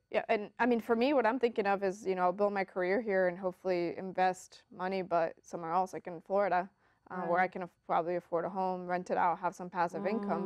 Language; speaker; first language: English; early bilingual, other home language; Spanish